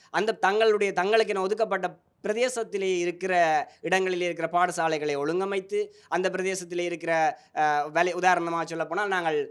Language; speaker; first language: Tamil; native; Tamil